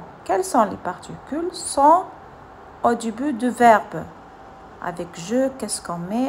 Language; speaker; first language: French; non-native, fluent; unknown